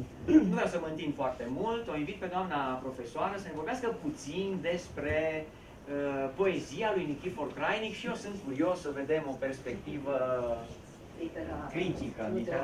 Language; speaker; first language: Romanian; native; Romanian